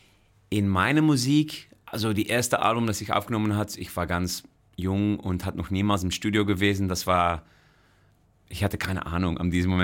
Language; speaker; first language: German; non-native, fluent; Dutch